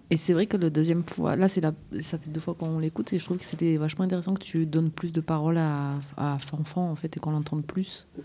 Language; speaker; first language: French; native; French